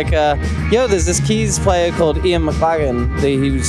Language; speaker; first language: English; native; English